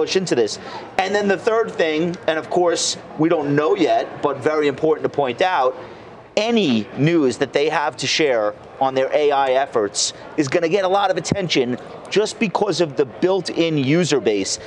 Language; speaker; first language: English; native; English